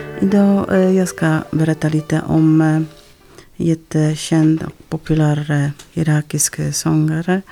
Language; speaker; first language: Swedish; non-native, learner; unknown